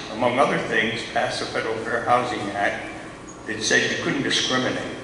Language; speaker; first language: English; native; English